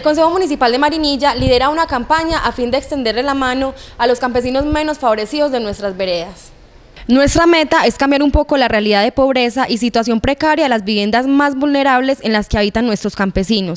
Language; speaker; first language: Spanish; native; Spanish